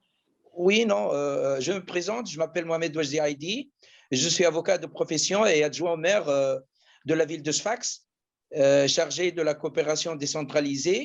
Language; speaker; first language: French; non-native, local second language; Arabic